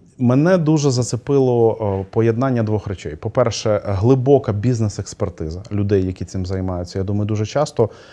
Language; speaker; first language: Ukrainian; non-native, local second language; Russian